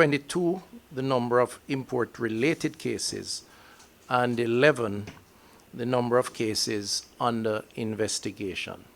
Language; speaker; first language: English; native; English